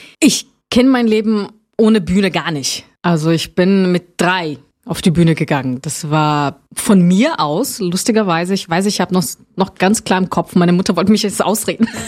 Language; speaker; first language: German; non-native, fluent; Portuguese